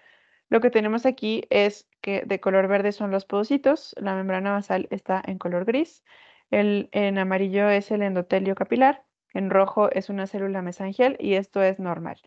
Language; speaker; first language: Spanish; native; Spanish